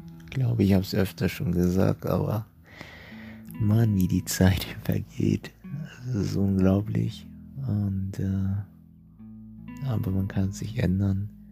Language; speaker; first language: German; native; German